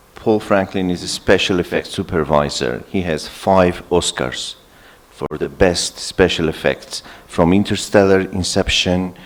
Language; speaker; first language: English; non-native, fluent; Armenian